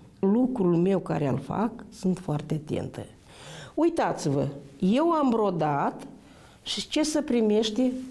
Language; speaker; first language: Romanian; non-native, local second language; Romany